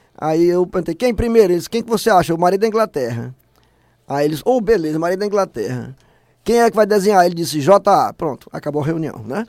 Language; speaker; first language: Portuguese; native; Portuguese